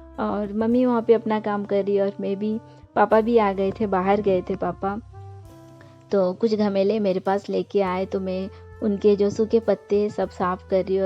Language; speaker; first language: Hindi; non-native, local second language; Bangla